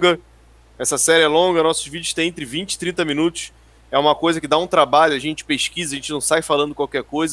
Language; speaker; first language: Portuguese; native; Portuguese